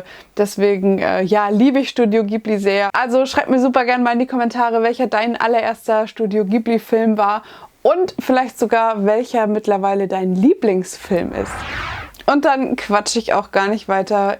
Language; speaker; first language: German; native; German